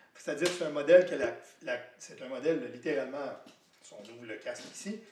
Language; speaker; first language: French; native; French